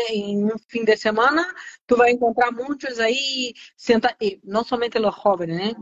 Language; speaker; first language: Spanish; non-native, learner; Portuguese